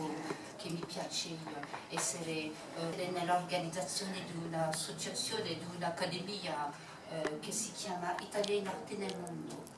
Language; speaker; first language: Italian; non-native, fluent; French